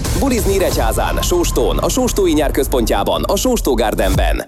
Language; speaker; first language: Hungarian; native; Hungarian